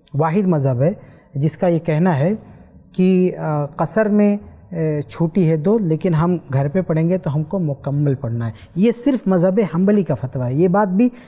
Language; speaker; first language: Urdu; native; Urdu